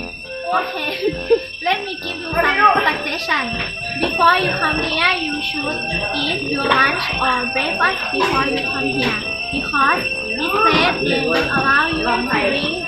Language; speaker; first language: English; non-native, learner; Thai